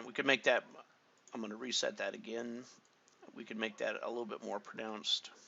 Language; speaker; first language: English; native; English